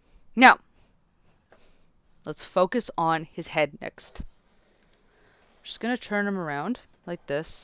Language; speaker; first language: English; native; English